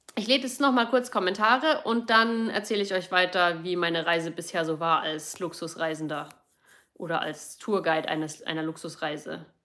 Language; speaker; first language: German; native; German